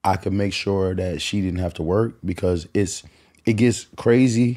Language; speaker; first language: English; native; English